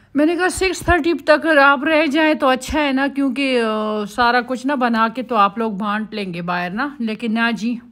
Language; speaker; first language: Urdu; native; Urdu